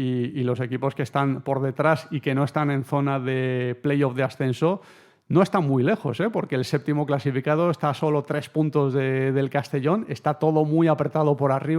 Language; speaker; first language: Spanish; native; Spanish